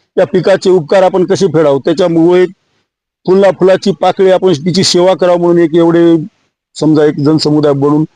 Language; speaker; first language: Marathi; native; Marathi